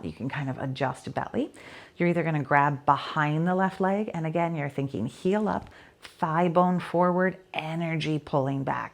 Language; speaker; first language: English; native; English